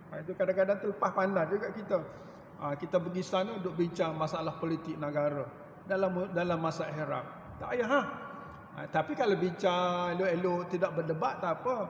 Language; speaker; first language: Malay; native; Malay